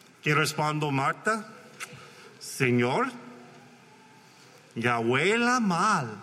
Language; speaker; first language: Spanish; non-native, learner; English